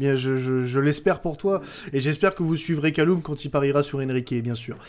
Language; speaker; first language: French; native; French